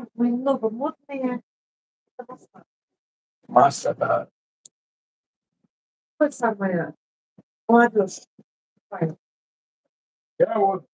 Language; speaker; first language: Russian; non-native, learner; Tajik